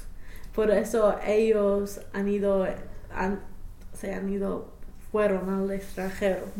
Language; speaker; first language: Spanish; non-native, fluent; English